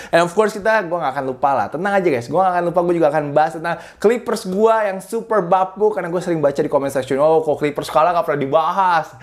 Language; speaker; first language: Indonesian; native; Indonesian